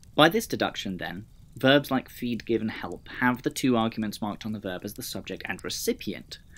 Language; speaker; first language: English; native; English